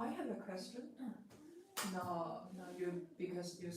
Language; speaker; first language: English; non-native, fluent; Chinese